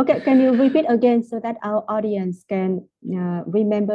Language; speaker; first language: English; non-native, fluent; Vietnamese